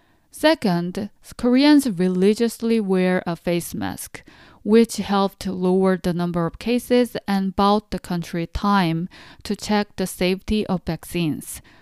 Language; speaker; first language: English; non-native, fluent; Korean